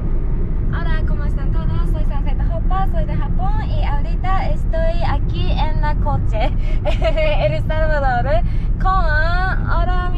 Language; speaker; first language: Spanish; non-native, learner; Japanese